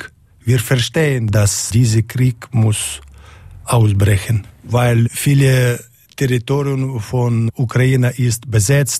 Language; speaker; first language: German; non-native, learner; Ukrainian